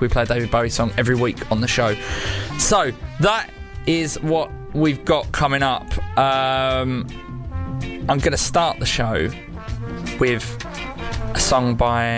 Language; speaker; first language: English; native; English